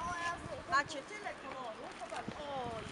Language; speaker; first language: Polish; native; Polish